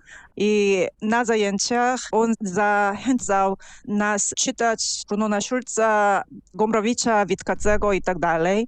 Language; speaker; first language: Polish; non-native, fluent; Korean